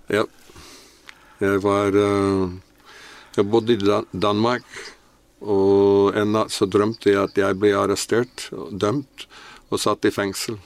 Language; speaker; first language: Norwegian; non-native, fluent; English